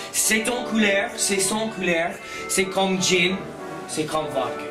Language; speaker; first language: French; non-native, learner; English